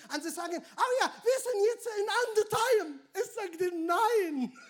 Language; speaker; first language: German; non-native, learner; Arabic